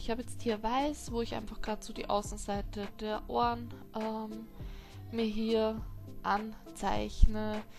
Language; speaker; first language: German; native; German